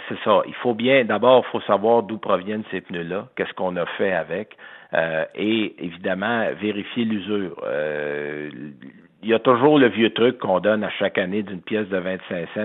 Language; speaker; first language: French; native; French